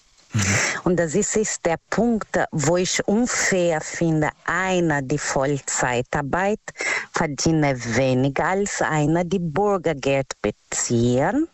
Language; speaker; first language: German; non-native, learner; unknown